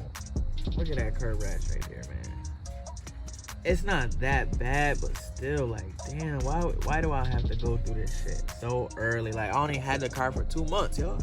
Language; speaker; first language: English; native; English